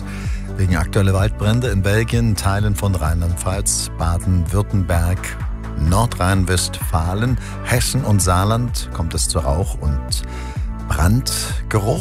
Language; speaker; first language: German; native; German